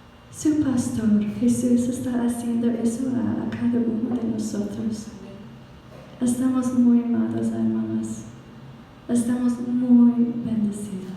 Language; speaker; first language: Spanish; non-native, fluent; English